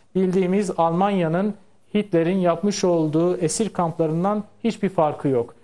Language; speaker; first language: Turkish; non-native, local second language; Kurdish